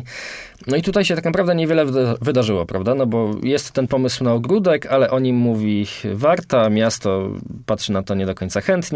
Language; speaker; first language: Polish; native; Polish